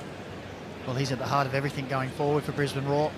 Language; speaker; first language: English; native; English